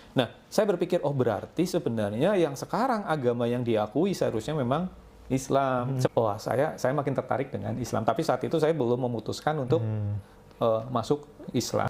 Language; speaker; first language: Indonesian; non-native, local second language; Javanese